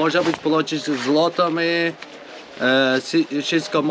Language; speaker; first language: Polish; non-native, learner; Turkish